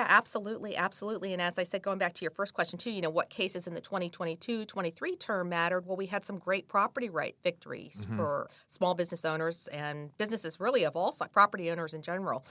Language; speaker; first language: English; native; English